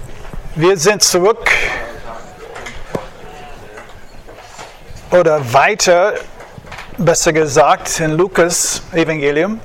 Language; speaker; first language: German; non-native, fluent; English